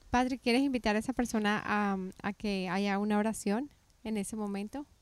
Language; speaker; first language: Spanish; native; Spanish